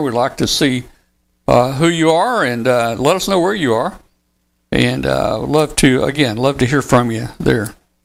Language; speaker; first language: English; native; English